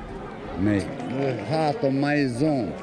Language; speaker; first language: Dutch; non-native, learner; Croatian